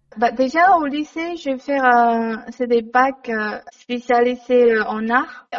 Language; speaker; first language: French; non-native, learner; Chinese